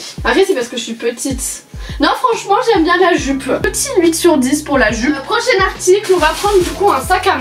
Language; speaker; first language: French; native; French